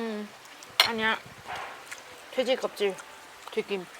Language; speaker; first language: Korean; non-native, learner; Thai